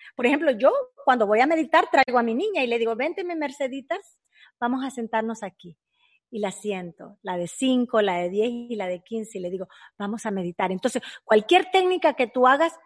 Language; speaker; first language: Spanish; native; Spanish